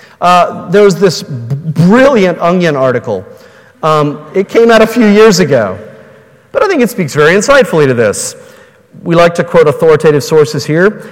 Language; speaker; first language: English; native; English